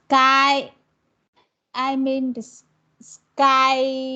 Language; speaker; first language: English; non-native, learner; Vietnamese